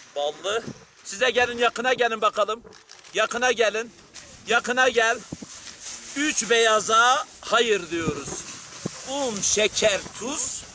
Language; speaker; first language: Turkish; non-native, local second language; Kurdish